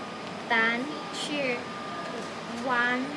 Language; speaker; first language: Chinese; non-native, learner; English